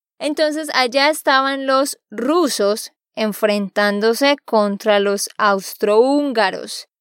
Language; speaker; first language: Spanish; native; Spanish